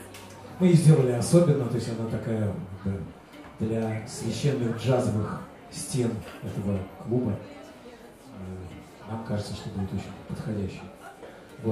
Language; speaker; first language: Russian; native; Russian